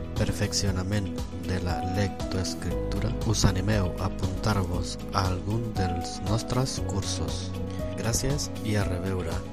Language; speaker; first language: Catalan; non-native, learner; Spanish